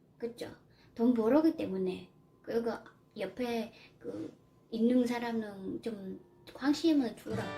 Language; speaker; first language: Korean; non-native, learner; Vietnamese